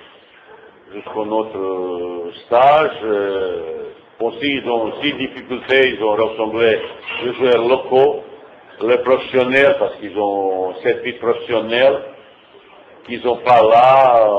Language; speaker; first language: French; non-native, fluent; Bosnian